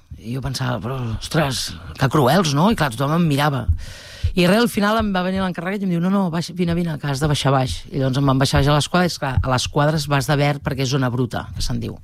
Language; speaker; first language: Catalan; native; Catalan